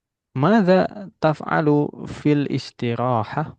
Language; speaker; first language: Arabic; non-native, fluent; Indonesian